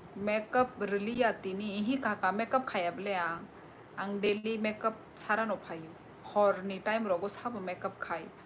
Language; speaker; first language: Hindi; non-native, local second language; Kok Borok